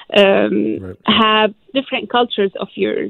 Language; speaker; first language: English; non-native, fluent; Arabic